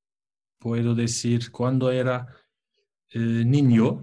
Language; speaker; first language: Spanish; non-native, learner; Turkish